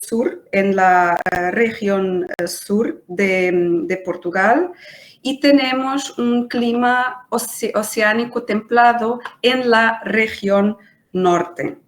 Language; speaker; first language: Spanish; non-native, fluent; Portuguese